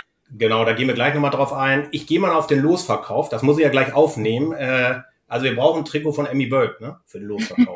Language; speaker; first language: German; native; German